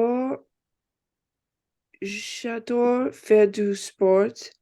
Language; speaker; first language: French; non-native, learner; English